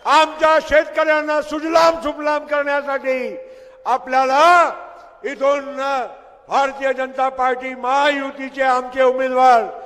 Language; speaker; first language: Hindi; non-native, local second language; Gujarati